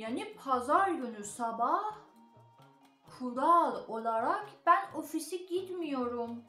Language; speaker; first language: Turkish; non-native, learner; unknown